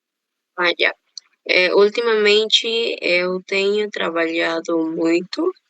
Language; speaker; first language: Portuguese; non-native, learner; Spanish